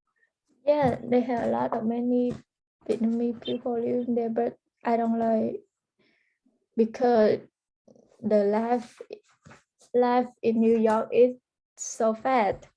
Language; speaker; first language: English; early bilingual, heritage; Vietnamese